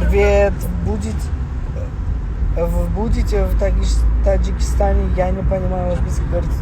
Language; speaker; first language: Russian; non-native, learner; Uzbek